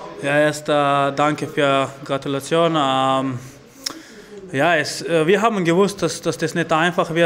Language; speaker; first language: German; non-native, fluent; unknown